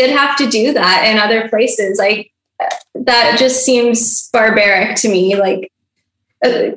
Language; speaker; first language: English; native; English